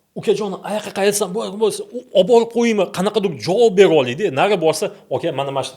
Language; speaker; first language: Uzbek; non-native, local second language; Russian